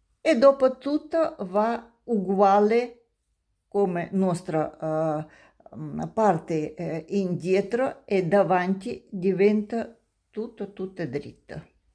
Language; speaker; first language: Italian; non-native, learner; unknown